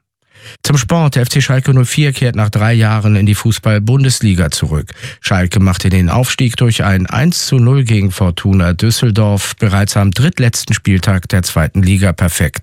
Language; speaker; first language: German; native; German